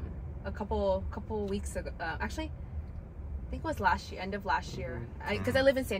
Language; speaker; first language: English; early bilingual, other home language; Vietnamese